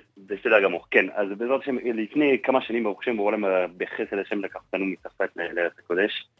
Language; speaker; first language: Hebrew; non-native, fluent; French